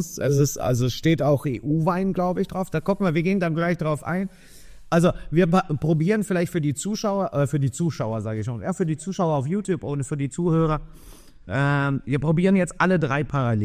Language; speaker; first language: German; native; German